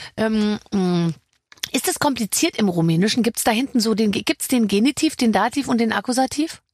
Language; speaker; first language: German; native; German